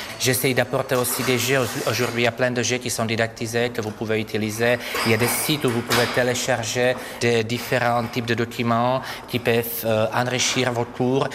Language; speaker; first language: French; non-native, fluent; Czech